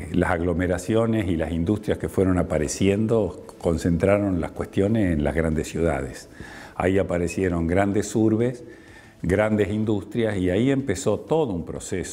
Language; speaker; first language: Spanish; native; Spanish